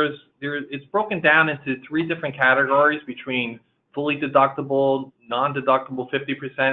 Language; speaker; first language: English; native; English